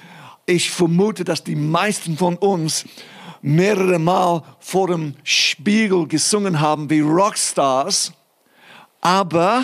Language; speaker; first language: German; non-native, fluent; English